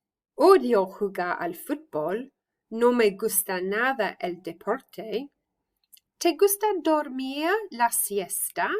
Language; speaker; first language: Spanish; non-native, fluent; English